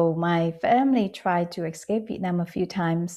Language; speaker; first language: English; non-native, fluent; Vietnamese